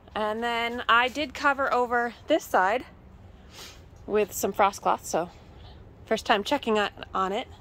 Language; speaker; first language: English; native; English